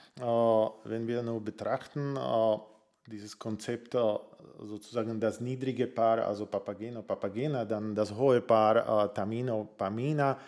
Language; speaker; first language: German; non-native, fluent; Slovak